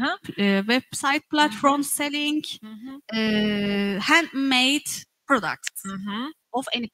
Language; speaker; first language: English; non-native, fluent; Turkish